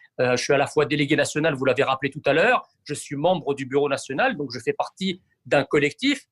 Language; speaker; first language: French; early bilingual, other home language; Arabic